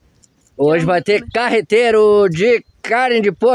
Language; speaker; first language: Portuguese; native; Portuguese